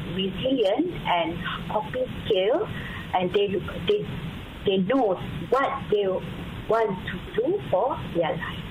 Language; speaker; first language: English; non-native, local second language; Malay